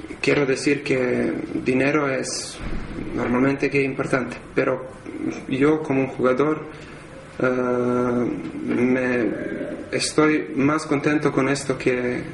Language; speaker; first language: Spanish; non-native, learner; Serbian